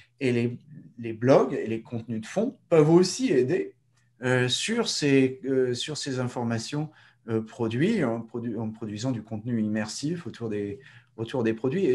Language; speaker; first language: French; native; French